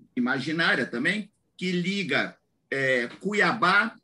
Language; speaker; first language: Portuguese; native; Portuguese